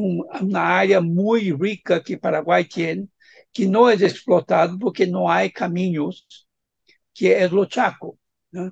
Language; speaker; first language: Spanish; non-native, fluent; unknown